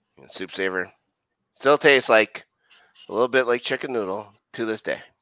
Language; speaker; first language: English; native; English